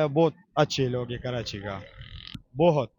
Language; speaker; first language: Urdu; non-native, local second language; Pashto